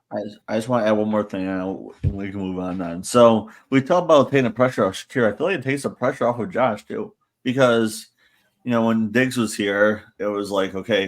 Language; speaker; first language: English; native; English